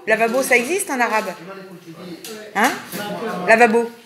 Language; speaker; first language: French; native; French